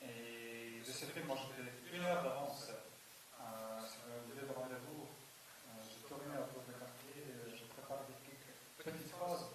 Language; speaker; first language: French; non-native, fluent; Estonian